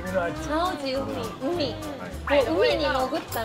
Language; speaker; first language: Chinese; non-native, fluent; Japanese